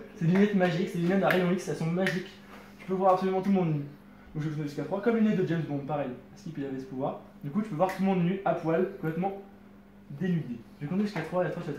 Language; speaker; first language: French; native; French